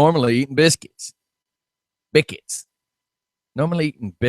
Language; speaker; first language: English; native; English